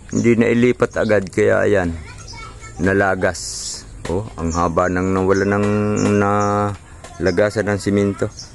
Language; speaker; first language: Filipino; non-native, local second language; Cebuano